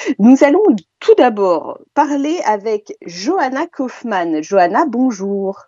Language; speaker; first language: French; native; French